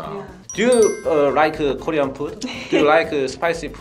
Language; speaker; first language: English; non-native, fluent; Korean